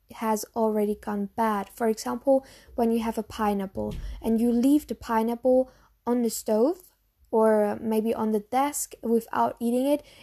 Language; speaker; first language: English; non-native, fluent; German